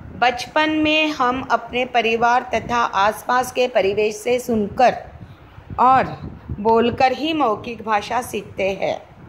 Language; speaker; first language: Hindi; native; Hindi